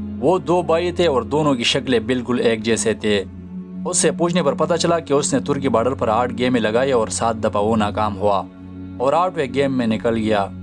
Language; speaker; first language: Urdu; non-native, local second language; Pashto